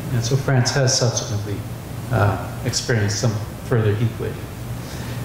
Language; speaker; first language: English; native; English